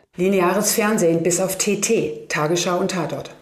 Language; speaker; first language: German; native; German